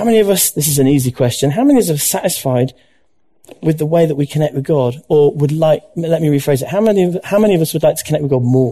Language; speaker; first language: English; native; English